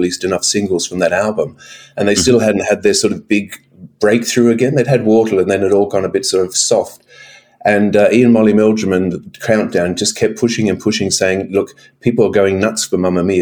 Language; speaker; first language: English; native; English